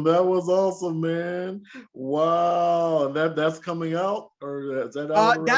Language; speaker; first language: English; native; English